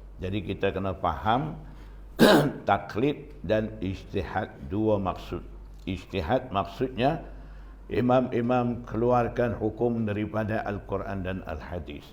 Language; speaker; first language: Malay; non-native, fluent; Burmese